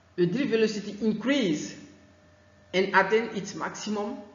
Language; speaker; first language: English; non-native, fluent; French